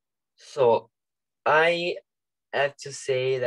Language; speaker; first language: English; non-native, learner; Italian